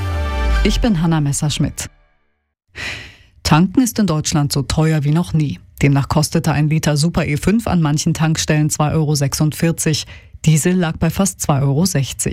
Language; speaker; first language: German; native; German